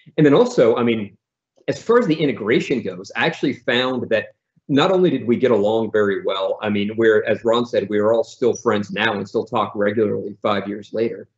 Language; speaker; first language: English; native; English